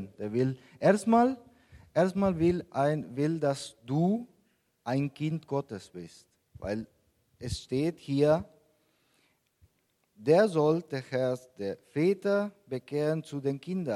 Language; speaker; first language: German; non-native, fluent; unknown